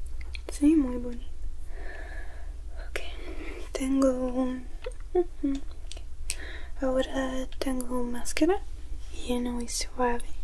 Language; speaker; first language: Spanish; non-native, learner; English